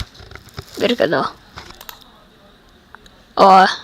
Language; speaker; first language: Icelandic; early bilingual, heritage; Swedish